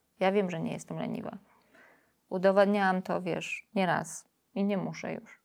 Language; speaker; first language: Polish; native; Polish